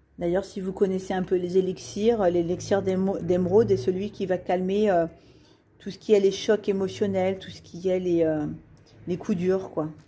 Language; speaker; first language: French; native; French